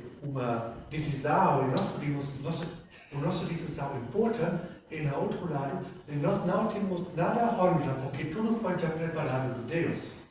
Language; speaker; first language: Portuguese; non-native, learner; German